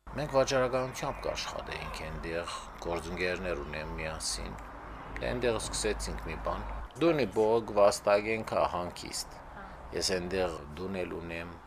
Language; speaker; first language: Armenian; early bilingual, heritage; Armenian